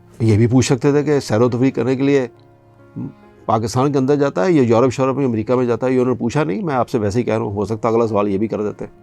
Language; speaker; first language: Urdu; native; Urdu